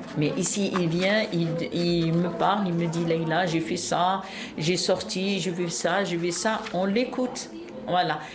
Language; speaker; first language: French; non-native, local second language; Arabic